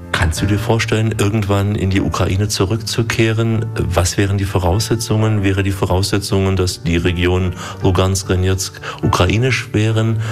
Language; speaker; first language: German; native; German